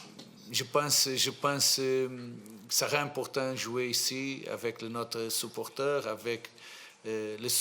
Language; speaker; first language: French; non-native, fluent; Portuguese